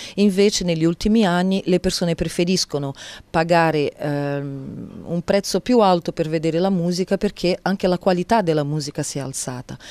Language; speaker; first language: Italian; non-native, fluent; Portuguese